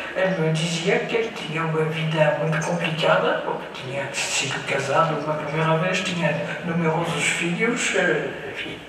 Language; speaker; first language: Portuguese; non-native, fluent; French